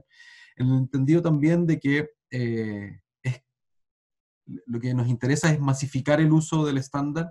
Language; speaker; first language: Spanish; native; Spanish